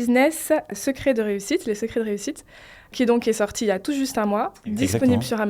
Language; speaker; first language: French; native; French